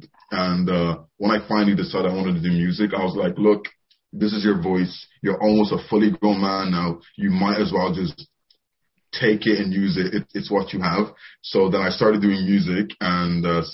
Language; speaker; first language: English; native; English